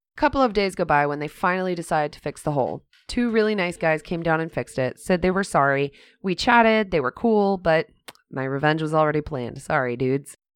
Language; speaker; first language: English; native; English